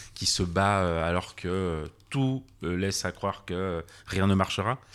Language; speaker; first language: French; native; French